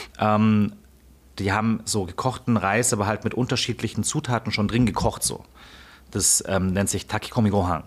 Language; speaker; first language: German; native; German